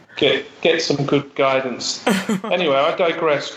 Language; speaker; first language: English; native; English